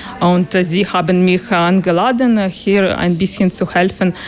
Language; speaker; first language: German; non-native, learner; Ukrainian